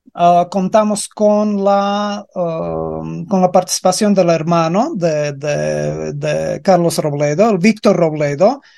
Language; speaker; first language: Spanish; non-native, fluent; Latvian